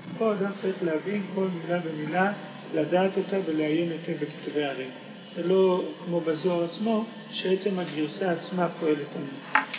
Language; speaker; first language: Hebrew; native; Hebrew